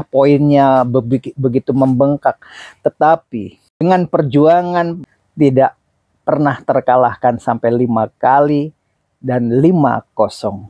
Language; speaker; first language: Indonesian; native; Indonesian